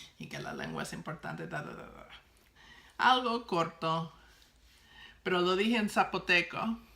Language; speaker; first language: Spanish; non-native, fluent; English